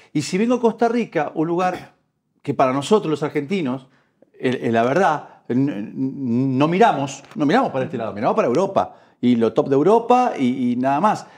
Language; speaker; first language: Spanish; native; Spanish